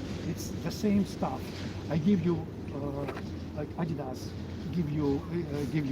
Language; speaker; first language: English; non-native, learner; Ukrainian